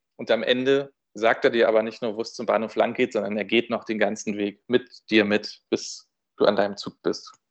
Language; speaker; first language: German; native; German